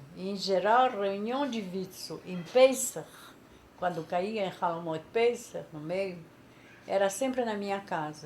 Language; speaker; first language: Portuguese; non-native, fluent; Polish